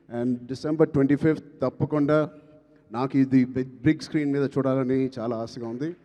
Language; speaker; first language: Telugu; native; Telugu